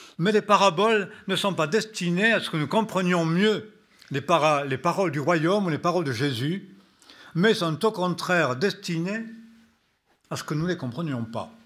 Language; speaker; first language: French; native; French